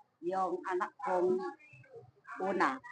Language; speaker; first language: Filipino; non-native, local second language; Pangasinan